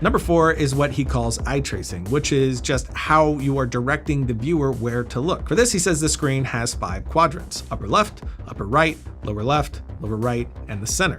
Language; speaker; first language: English; native; English